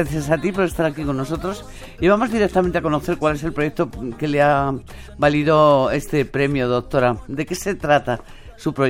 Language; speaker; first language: Spanish; native; Spanish